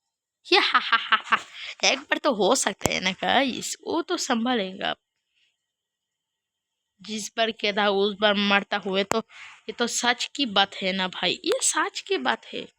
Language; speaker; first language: Hindi; non-native, learner; Bangla